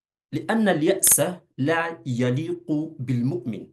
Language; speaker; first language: Arabic; non-native, fluent; Urdu